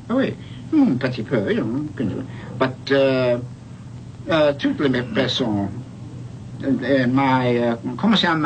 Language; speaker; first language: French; non-native, learner; English